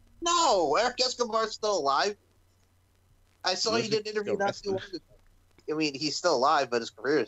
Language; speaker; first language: English; native; English